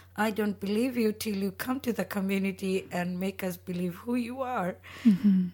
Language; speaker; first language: English; non-native, local second language; Bangla